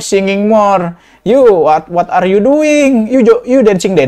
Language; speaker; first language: English; non-native, learner; Indonesian